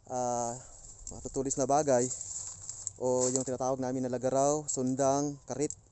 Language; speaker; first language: Filipino; non-native, local second language; Cebuano